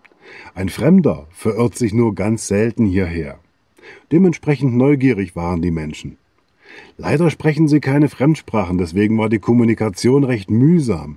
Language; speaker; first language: German; native; German